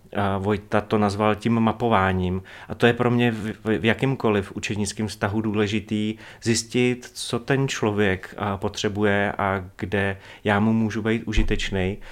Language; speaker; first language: Czech; native; Czech